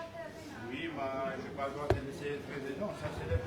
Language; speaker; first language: French; non-native, learner; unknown